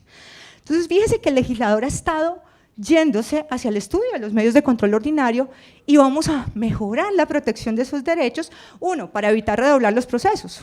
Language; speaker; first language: Spanish; native; Spanish